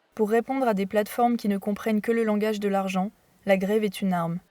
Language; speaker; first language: French; native; French